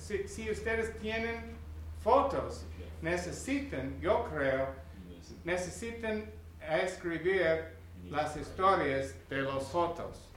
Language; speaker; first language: Spanish; non-native, learner; English